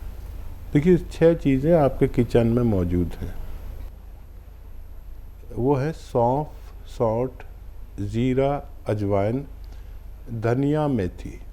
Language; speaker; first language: Hindi; native; Hindi